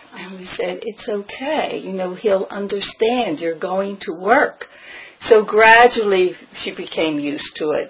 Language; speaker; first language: English; early bilingual, other home language; Friulian